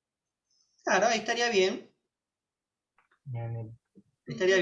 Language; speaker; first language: Spanish; native; Spanish